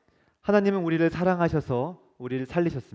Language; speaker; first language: Korean; native; Korean